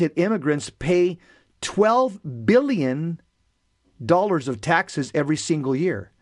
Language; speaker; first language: English; early bilingual, other home language; Spanish